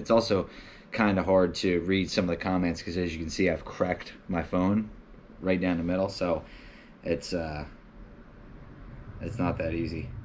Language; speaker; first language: English; native; English